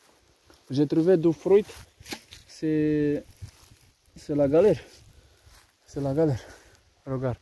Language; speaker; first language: French; non-native, learner; Romanian